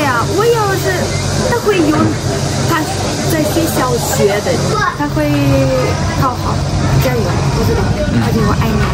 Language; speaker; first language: Chinese; non-native, learner; Ukrainian